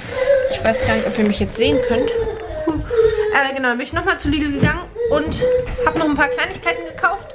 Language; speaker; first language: German; native; German